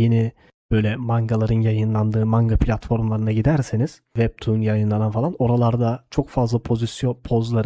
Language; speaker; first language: Turkish; native; Turkish